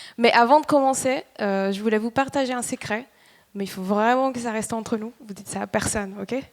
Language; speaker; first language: French; non-native, fluent; Spanish